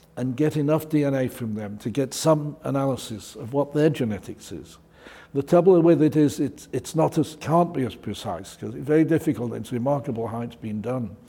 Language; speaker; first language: English; native; English